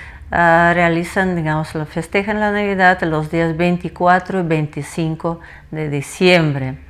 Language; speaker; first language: Spanish; non-native, fluent; Russian